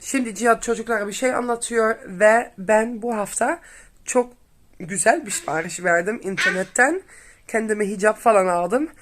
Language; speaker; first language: Turkish; non-native, learner; Dutch